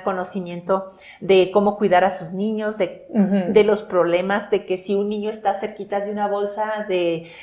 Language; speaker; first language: Spanish; non-native, local second language; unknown